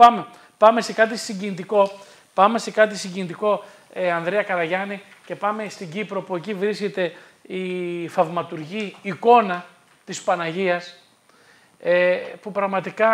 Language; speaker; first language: Greek; native; Greek